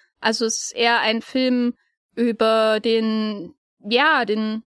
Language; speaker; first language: German; native; German